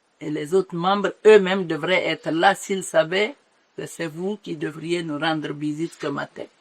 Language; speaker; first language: French; non-native, local second language; Mandingo